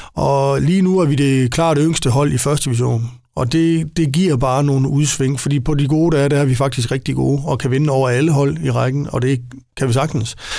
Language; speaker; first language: Danish; native; Danish